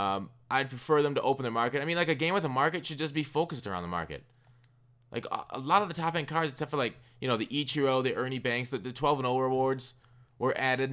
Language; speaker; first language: English; native; English